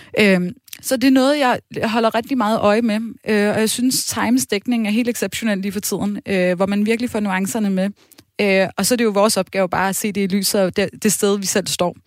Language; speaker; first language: Danish; native; Danish